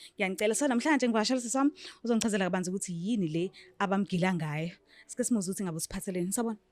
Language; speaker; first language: Zulu; native; Zulu